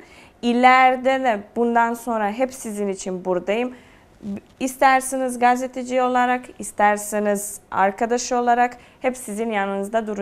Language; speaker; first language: Turkish; non-native, fluent; Serbian